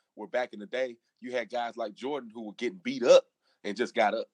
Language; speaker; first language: English; native; English